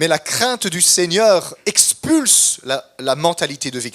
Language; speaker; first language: French; native; French